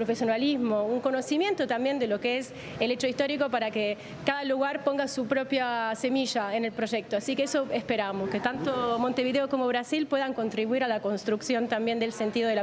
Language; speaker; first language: Spanish; native; Spanish